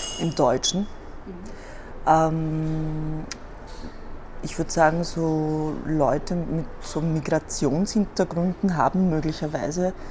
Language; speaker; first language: German; native; German